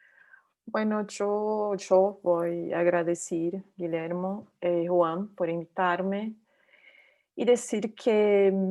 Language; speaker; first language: Spanish; non-native, learner; Portuguese